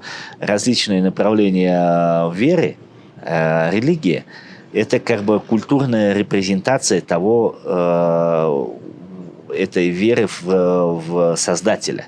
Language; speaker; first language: Russian; native; Russian